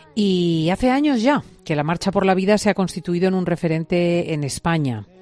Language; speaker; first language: Spanish; native; Spanish